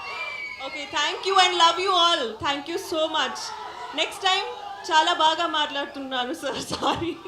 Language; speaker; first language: Telugu; non-native, learner; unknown